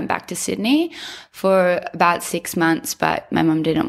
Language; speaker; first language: English; native; English